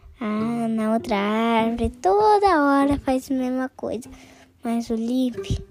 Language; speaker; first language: Portuguese; early bilingual, heritage; Portuguese